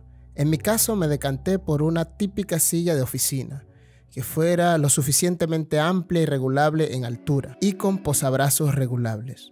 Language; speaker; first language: Spanish; native; Spanish